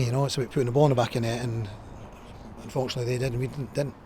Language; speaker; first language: English; native; English